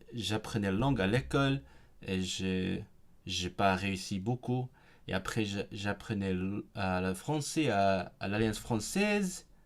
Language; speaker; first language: French; non-native, fluent; Cantonese